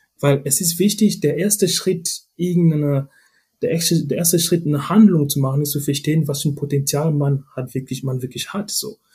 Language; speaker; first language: German; non-native, fluent; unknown